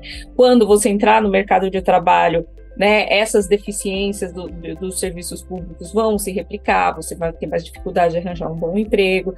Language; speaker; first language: Portuguese; native; Portuguese